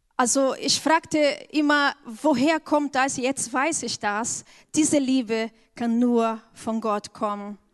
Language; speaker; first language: German; non-native, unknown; Portuguese